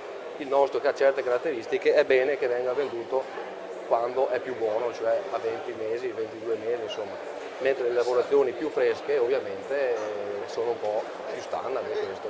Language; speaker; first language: Italian; native; Italian